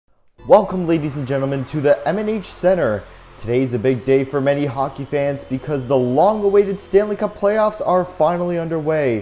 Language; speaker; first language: English; native; English